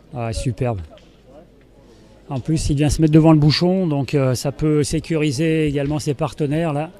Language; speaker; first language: French; native; French